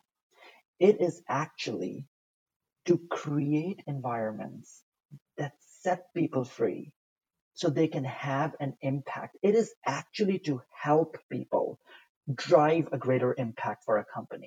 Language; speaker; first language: English; non-native, local second language; Urdu